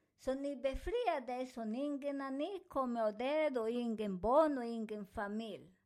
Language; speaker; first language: Swedish; non-native, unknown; Spanish